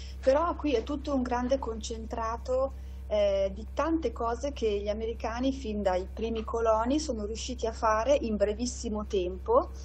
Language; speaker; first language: Italian; native; Italian